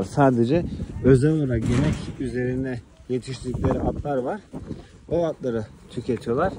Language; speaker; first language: Turkish; native; Turkish